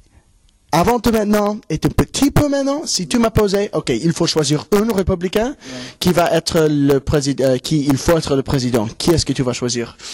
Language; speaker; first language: French; non-native, learner; English